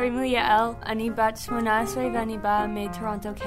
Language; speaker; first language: Hebrew; non-native, learner; English